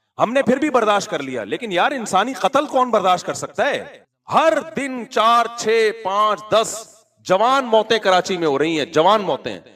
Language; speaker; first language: Urdu; native; Urdu